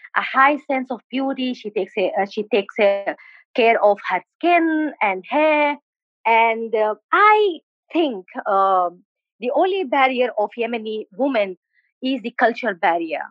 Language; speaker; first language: English; non-native, fluent; Arabic